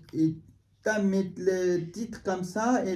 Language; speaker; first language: French; non-native, learner; Tibetan